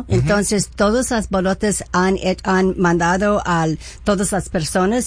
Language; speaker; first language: Spanish; early bilingual, heritage; Spanish